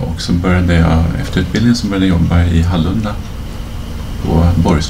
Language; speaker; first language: Swedish; native; Swedish